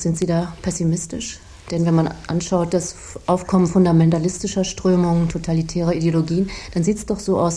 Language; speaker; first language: German; native; German